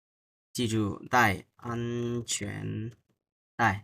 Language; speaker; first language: Chinese; non-native, fluent; Bangla